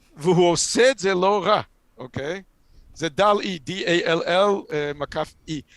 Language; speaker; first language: Hebrew; non-native, fluent; English